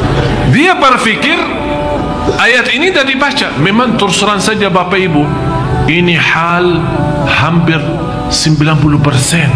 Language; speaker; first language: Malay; non-native, fluent; Arabic